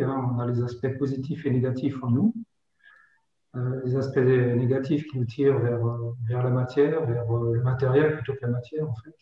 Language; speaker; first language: French; native; French